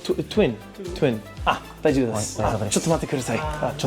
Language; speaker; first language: Japanese; non-native, learner; English